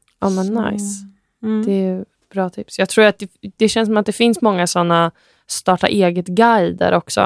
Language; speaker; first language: Swedish; native; Swedish